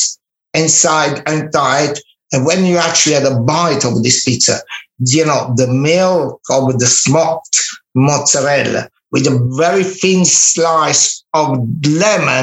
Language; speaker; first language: English; non-native, fluent; Italian